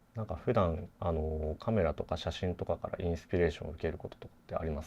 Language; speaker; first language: Japanese; native; Japanese